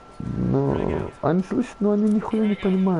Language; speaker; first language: Russian; non-native, learner; Turkish